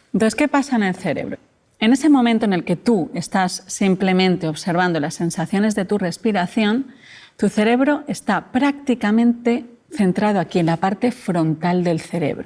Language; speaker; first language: Spanish; native; Spanish